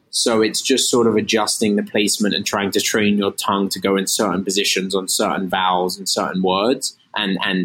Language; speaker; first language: English; native; English